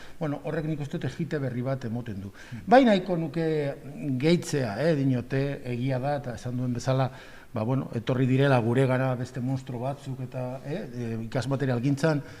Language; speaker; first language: Basque; native; Basque